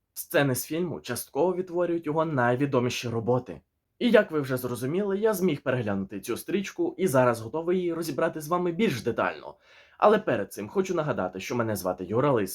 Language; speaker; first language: Ukrainian; native; Ukrainian